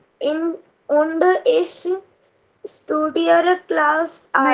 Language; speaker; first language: German; non-native, learner; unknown